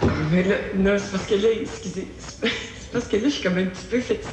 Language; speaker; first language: French; native; French